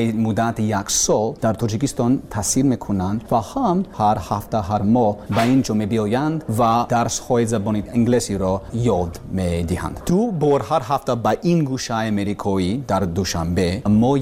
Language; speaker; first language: Persian; non-native, learner; English